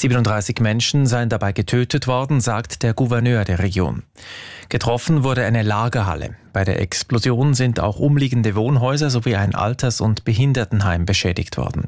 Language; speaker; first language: German; native; German